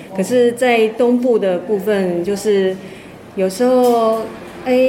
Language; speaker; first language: Chinese; native; Chinese